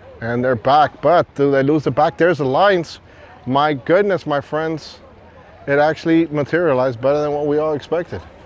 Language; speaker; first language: English; early bilingual, other home language; Spanish